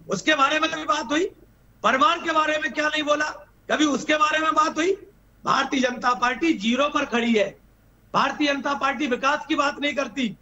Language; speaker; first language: Hindi; native; Hindi